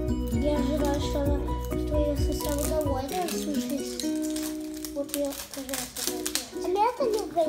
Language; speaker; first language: Russian; early bilingual, heritage; Russian